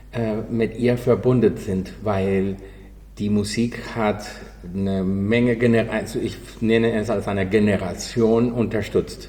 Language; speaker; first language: German; non-native, learner; Spanish